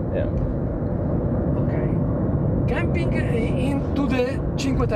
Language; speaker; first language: English; non-native, learner; Italian